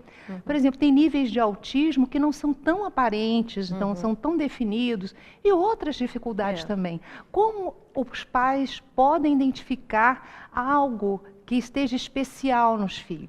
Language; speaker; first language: Portuguese; native; Portuguese